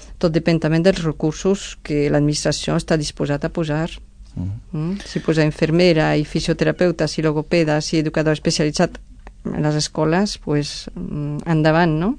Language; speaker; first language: Catalan; non-native, fluent; Spanish